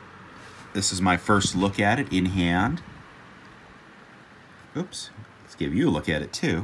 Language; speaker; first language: English; native; English